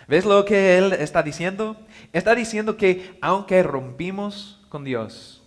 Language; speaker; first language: Spanish; non-native, learner; English